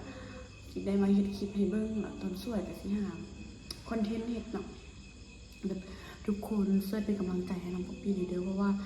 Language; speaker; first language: Thai; non-native, local second language; Lao